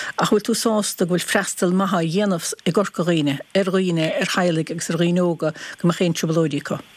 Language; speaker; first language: Irish; native; Irish